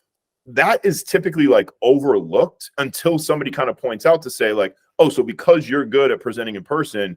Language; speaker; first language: English; native; English